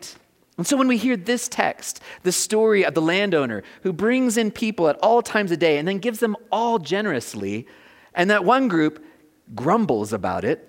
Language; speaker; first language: English; native; English